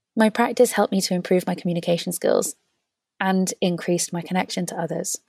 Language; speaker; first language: English; native; English